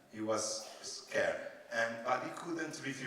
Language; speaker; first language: English; non-native, learner; Italian